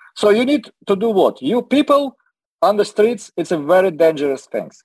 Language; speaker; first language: English; non-native, learner; Russian